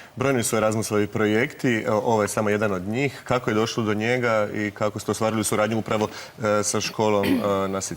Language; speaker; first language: Croatian; native; Croatian